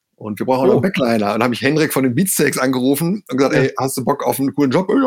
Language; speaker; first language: German; native; German